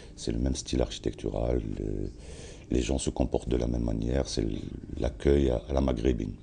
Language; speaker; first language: French; non-native, local second language; Arabic